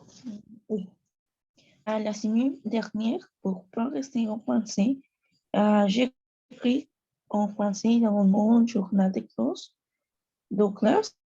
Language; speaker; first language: French; non-native, learner; Spanish